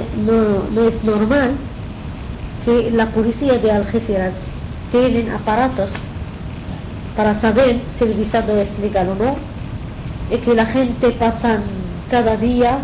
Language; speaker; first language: Spanish; non-native, fluent; Arabic